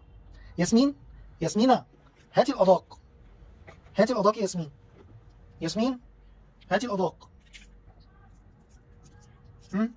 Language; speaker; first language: Arabic; native; Arabic